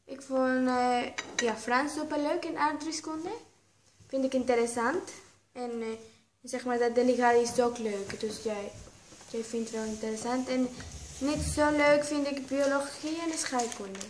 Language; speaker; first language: Dutch; non-native, learner; Spanish